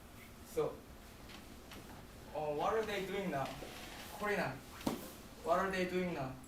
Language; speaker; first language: English; non-native, learner; Korean